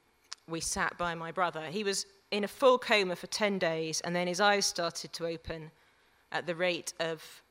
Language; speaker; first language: English; native; English